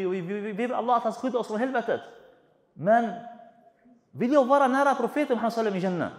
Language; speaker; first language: Swedish; non-native, fluent; Arabic